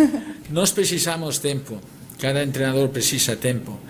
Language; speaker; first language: Portuguese; non-native, learner; Catalan